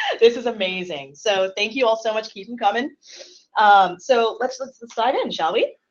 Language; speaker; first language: English; native; English